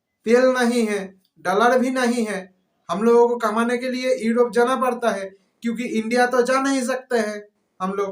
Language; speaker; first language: Hindi; non-native, local second language; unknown